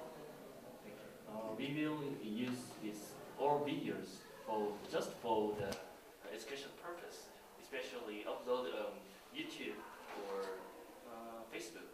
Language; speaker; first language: English; non-native, learner; Korean